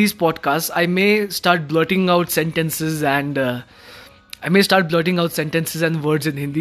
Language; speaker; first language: English; non-native, local second language; Hindi